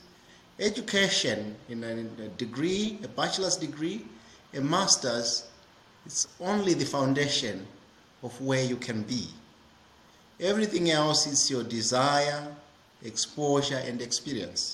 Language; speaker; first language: English; non-native, local second language; Shona